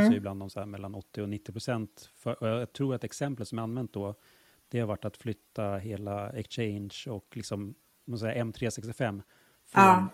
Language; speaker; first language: Swedish; native; Swedish